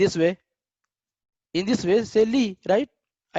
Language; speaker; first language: English; non-native, learner; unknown